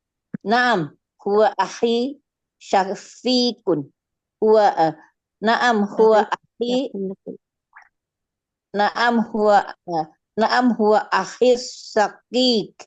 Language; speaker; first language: Arabic; non-native, learner; Indonesian